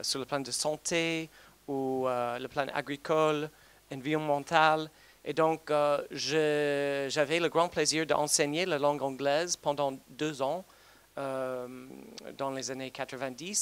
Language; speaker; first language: French; non-native, fluent; English